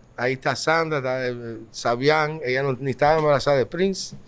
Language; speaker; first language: Spanish; early bilingual, heritage; Spanish